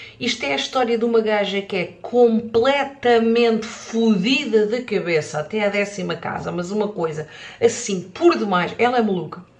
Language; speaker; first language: Portuguese; native; Portuguese